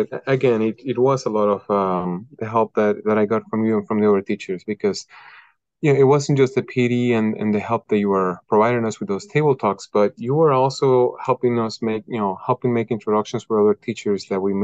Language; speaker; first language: English; non-native, fluent; Spanish